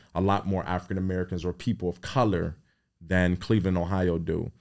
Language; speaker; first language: English; native; English